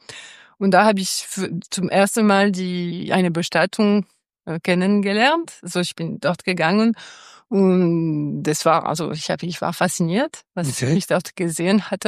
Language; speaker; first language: German; non-native, local second language; French